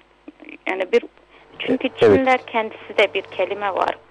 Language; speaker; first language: Turkish; non-native, local second language; Uyghur